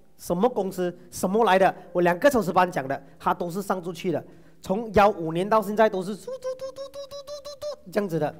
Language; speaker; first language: Chinese; non-native, local second language; Tamil